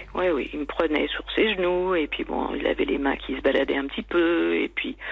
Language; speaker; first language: French; native; French